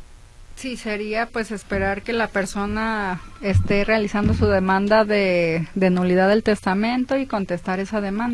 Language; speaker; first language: Spanish; native; Spanish